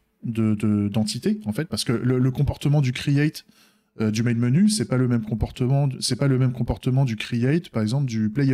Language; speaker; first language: French; native; French